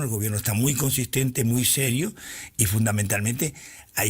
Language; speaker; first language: Spanish; native; Spanish